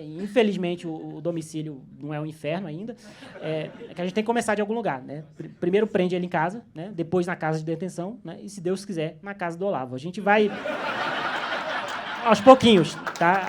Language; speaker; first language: Portuguese; native; Portuguese